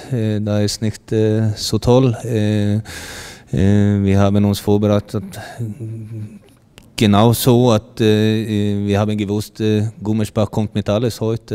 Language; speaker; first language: German; non-native, fluent; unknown